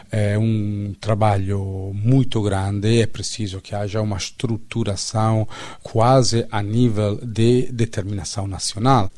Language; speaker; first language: Portuguese; non-native, fluent; Italian